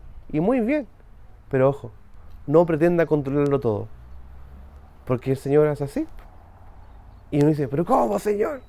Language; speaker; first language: Spanish; native; Spanish